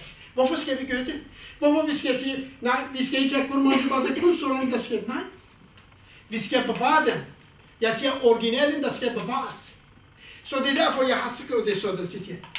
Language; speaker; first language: Danish; non-native, fluent; Kurdish